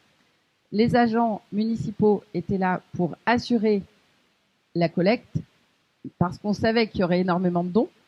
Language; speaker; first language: French; native; French